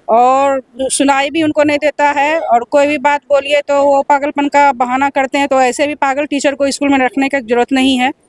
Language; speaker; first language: Hindi; native; Hindi